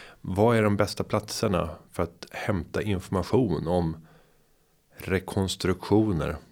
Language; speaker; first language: Swedish; native; Swedish